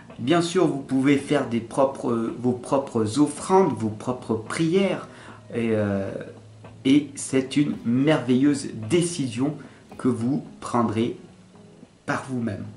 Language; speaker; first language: French; native; French